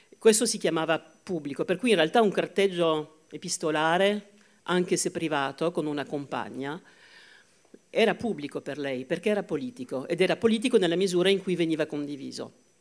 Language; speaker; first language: Italian; non-native, fluent; French